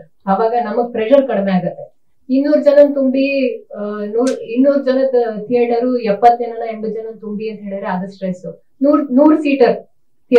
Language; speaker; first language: Kannada; native; Kannada